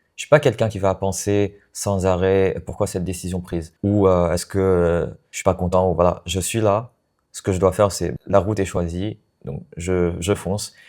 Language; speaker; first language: French; non-native, fluent; Chinese